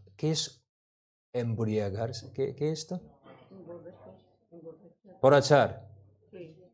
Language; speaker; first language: Spanish; non-native, learner; Korean